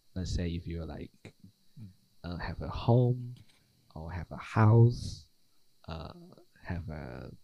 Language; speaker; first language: English; non-native, fluent; Chinese